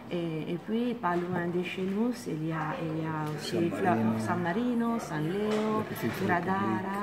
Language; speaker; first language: French; non-native, learner; Italian